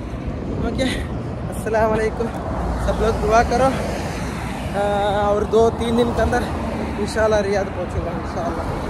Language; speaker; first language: Hindi; non-native, local second language; Kannada